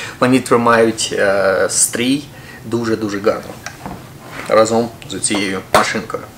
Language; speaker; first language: Ukrainian; non-native, local second language; Russian